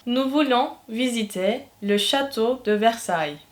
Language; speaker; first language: French; non-native, fluent; Turkish